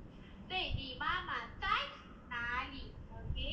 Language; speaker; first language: Chinese; non-native, learner; Malay